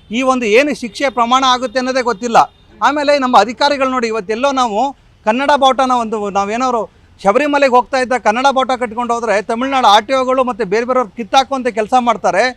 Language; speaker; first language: Kannada; native; Kannada